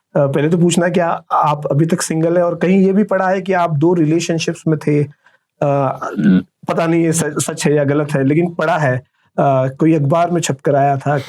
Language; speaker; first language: Hindi; native; Hindi